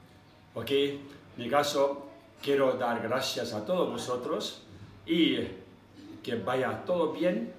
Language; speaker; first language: Spanish; non-native, learner; Tibetan